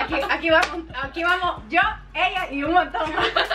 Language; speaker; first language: Spanish; native; Spanish